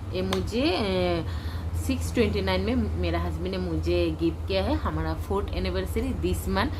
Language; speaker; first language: Hindi; non-native, local second language; Kok Borok